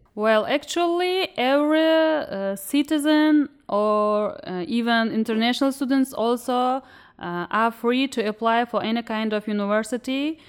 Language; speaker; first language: English; non-native, fluent; Uzbek